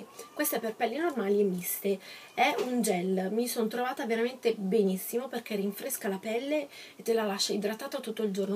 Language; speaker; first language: Italian; native; Italian